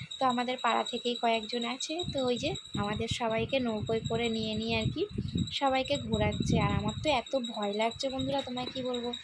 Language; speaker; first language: Bangla; non-native, local second language; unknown